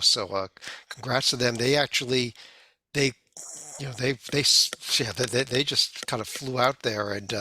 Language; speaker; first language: English; native; English